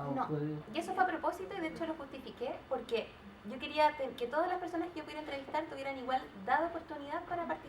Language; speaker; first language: Spanish; native; Spanish